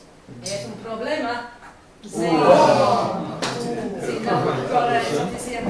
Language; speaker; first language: Spanish; non-native, learner; English